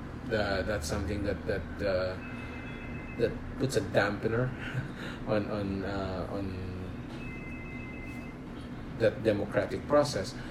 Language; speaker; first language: English; non-native, local second language; Filipino